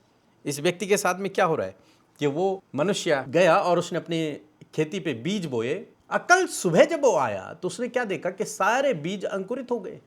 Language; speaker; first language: Hindi; native; Hindi